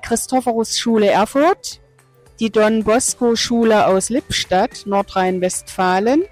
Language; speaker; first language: German; native; German